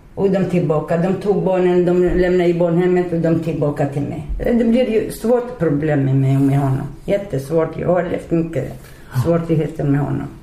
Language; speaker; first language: Swedish; non-native, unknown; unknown